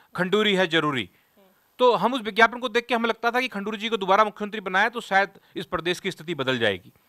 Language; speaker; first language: Hindi; native; Hindi